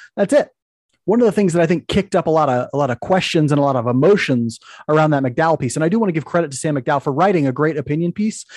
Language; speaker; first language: English; native; English